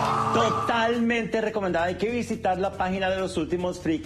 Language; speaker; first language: Spanish; native; Spanish